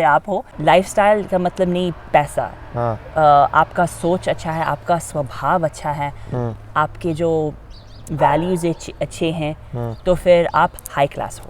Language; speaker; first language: Hindi; non-native, fluent; English